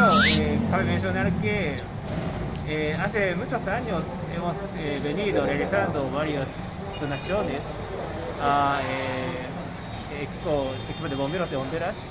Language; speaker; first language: Spanish; non-native, fluent; Japanese